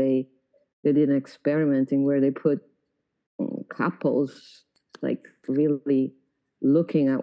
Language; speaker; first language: English; non-native, fluent; Italian